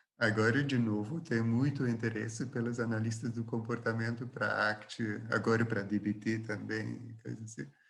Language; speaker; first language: Portuguese; non-native, fluent; Dutch